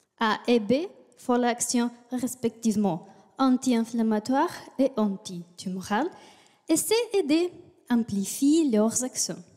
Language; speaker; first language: French; non-native, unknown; Bulgarian